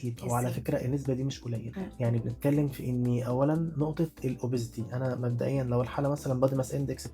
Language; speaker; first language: Arabic; native; Arabic